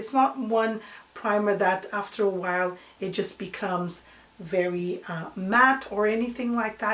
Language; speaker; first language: English; non-native, fluent; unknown